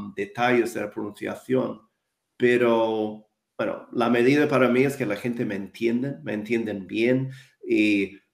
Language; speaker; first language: Spanish; non-native, fluent; English